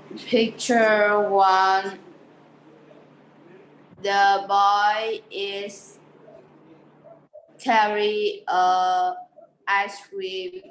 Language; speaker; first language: English; non-native, learner; Vietnamese